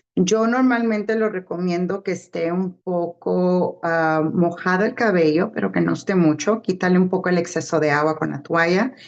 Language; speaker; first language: Spanish; early bilingual, heritage; Spanish